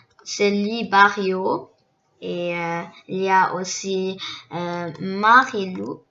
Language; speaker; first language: French; early bilingual, other home language; Korean